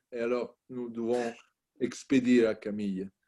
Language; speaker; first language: French; non-native, learner; Italian